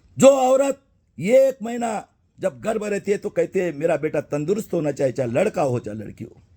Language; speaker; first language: Hindi; non-native, local second language; Marathi